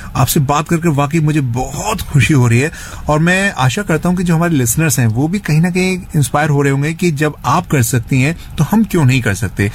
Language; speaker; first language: Hindi; native; Hindi